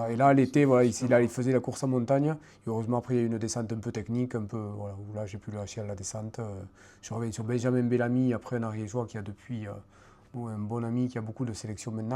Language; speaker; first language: French; native; French